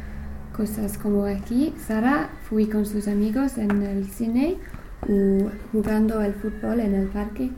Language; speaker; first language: Spanish; non-native, learner; English